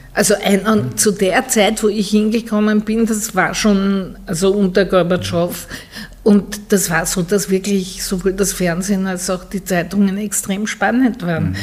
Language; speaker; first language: German; native; German